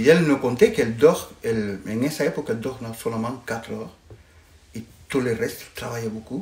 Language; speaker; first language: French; non-native, fluent; Spanish